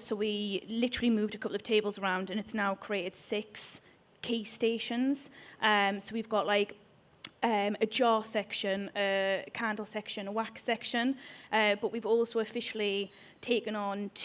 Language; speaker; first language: English; native; English